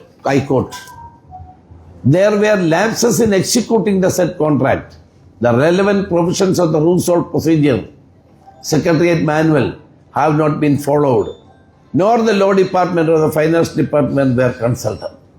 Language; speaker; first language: English; non-native, local second language; Malayalam